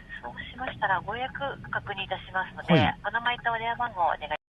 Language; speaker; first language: Japanese; native; Japanese